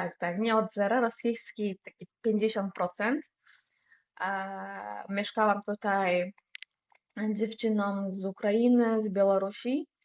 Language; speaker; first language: Polish; non-native, fluent; Uzbek